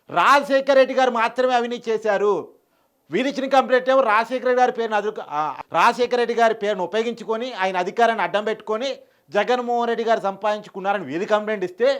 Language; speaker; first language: Telugu; native; Telugu